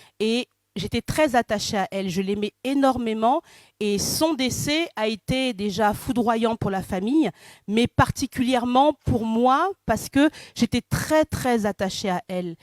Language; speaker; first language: French; early bilingual, other home language; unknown